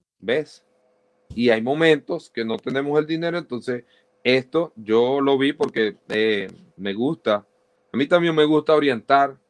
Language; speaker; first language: Spanish; native; Spanish